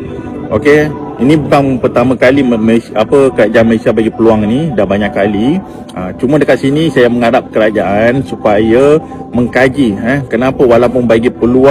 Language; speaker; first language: Malay; native; Malay